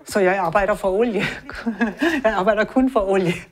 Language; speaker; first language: Danish; non-native, learner; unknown